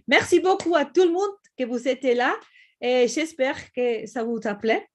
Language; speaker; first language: French; non-native, learner; German